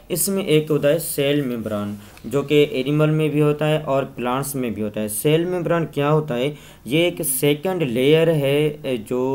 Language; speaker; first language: Urdu; non-native, local second language; Sindhi